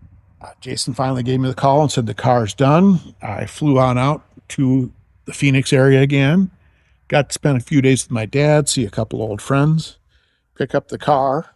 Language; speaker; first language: English; native; English